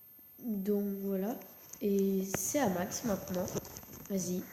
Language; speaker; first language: French; native; French